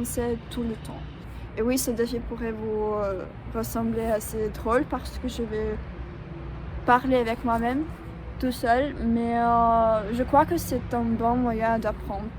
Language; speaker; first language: French; non-native, learner; English